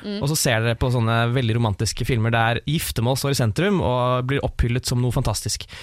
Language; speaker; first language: Norwegian; native; Norwegian